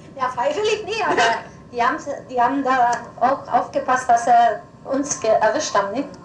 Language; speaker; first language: German; non-native, local second language; Upper Sorbian